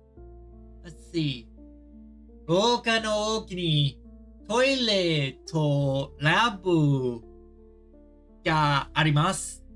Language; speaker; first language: Japanese; non-native, learner; English